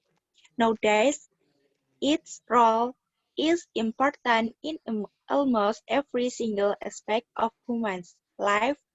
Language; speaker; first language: English; non-native, learner; Indonesian